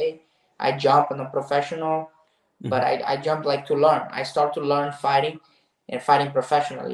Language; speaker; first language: English; non-native, fluent; Portuguese